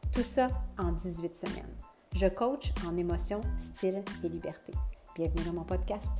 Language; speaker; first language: French; native; French